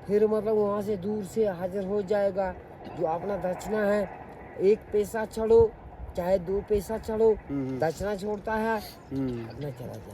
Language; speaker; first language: Hindi; non-native, local second language; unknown